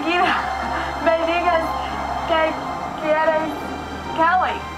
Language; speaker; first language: Spanish; non-native, learner; English